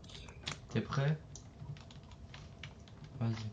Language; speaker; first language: French; native; French